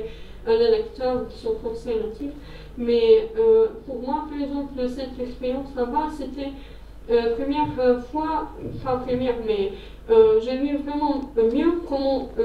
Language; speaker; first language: French; non-native, fluent; Serbian